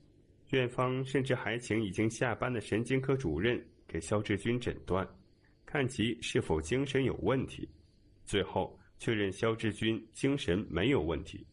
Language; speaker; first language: Chinese; native; Chinese